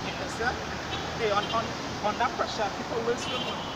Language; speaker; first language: English; native; English